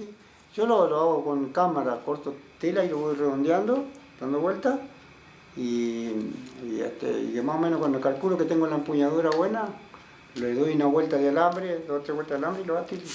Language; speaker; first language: Spanish; native; Spanish